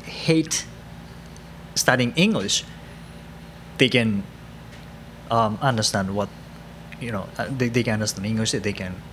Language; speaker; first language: English; non-native, fluent; Japanese